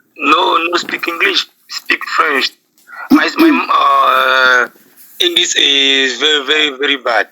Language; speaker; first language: English; non-native, learner; French